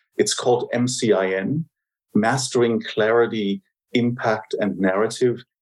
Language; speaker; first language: English; non-native, fluent; German